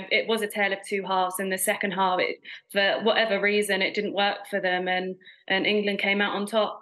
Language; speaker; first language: English; native; English